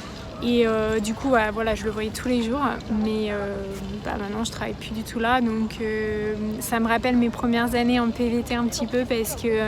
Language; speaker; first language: French; native; French